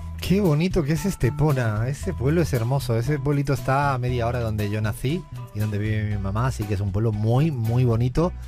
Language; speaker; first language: Spanish; native; Spanish